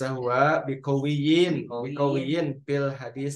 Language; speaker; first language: Arabic; non-native, fluent; Indonesian